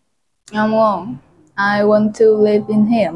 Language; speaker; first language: English; non-native, learner; Vietnamese